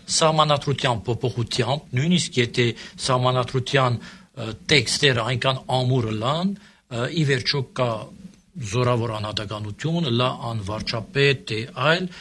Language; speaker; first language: Armenian; early bilingual, heritage; Armenian